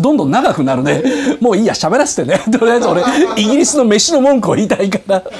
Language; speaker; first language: Japanese; native; Japanese